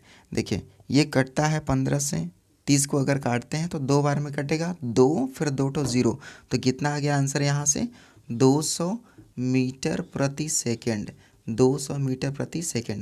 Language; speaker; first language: Hindi; native; Hindi